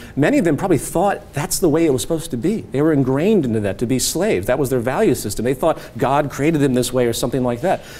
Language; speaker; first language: English; native; English